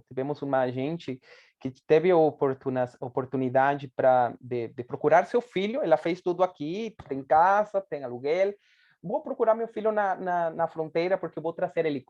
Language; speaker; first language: Portuguese; non-native, fluent; Spanish